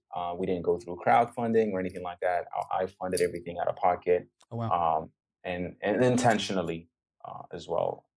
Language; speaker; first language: English; native; English